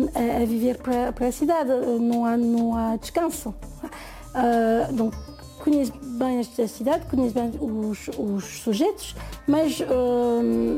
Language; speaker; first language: Portuguese; non-native, fluent; French